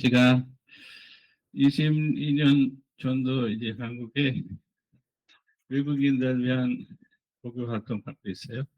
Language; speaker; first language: Korean; non-native, fluent; Sinhala